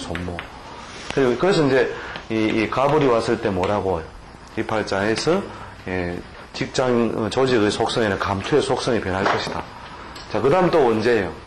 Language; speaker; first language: Korean; native; Korean